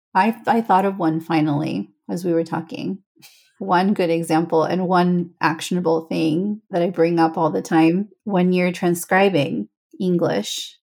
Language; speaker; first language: English; non-native, fluent; Spanish